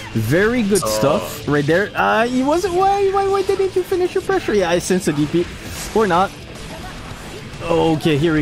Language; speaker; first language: English; non-native, fluent; French